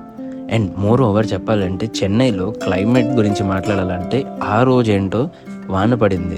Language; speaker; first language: Telugu; native; Telugu